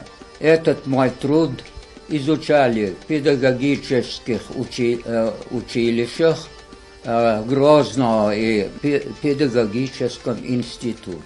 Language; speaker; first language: Russian; non-native, local second language; Chechen